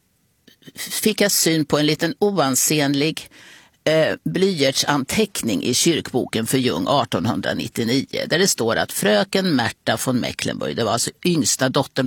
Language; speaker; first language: Swedish; native; Swedish